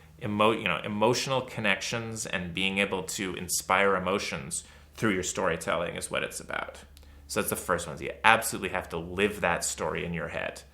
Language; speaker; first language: English; native; English